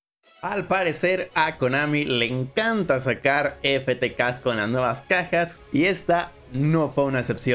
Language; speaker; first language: Spanish; native; Spanish